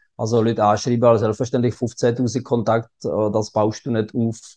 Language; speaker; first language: German; non-native, fluent; Czech